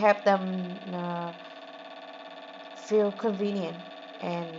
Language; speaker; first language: English; non-native, learner; Vietnamese